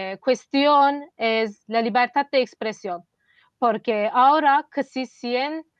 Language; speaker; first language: Spanish; non-native, fluent; Turkish